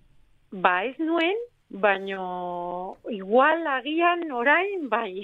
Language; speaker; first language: Basque; non-native, local second language; Spanish